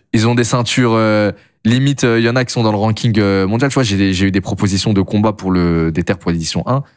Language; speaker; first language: French; native; French